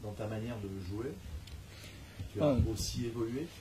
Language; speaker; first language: French; native; French